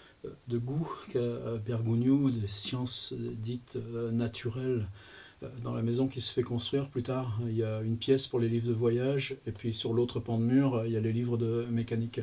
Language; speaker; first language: French; native; French